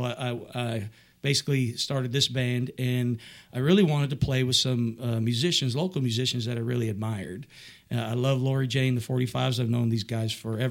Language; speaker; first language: English; native; English